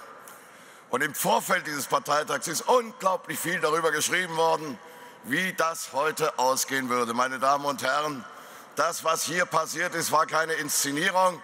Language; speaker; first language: German; native; German